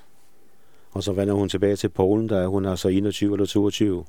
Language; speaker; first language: Danish; non-native, fluent; Polish